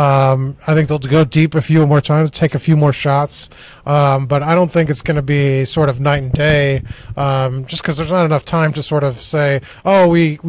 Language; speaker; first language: English; native; English